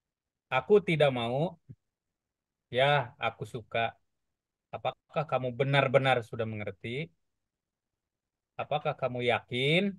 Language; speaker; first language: Indonesian; native; Indonesian